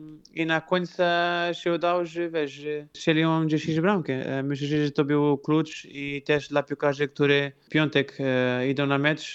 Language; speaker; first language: Polish; non-native, fluent; Portuguese